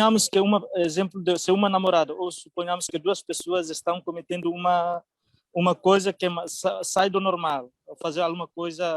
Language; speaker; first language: Portuguese; non-native, local second language; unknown